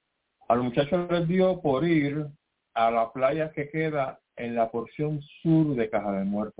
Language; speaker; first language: Spanish; native; Spanish